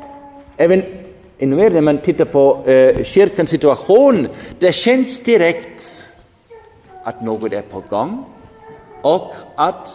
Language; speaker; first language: Swedish; non-native, fluent; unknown